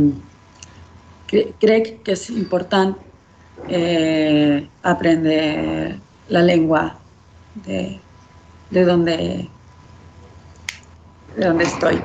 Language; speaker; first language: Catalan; non-native, learner; Spanish